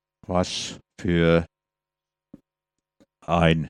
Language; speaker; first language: German; non-native, fluent; Finnish